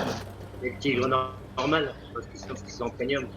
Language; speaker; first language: French; native; French